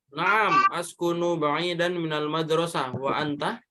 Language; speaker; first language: Arabic; non-native, fluent; Indonesian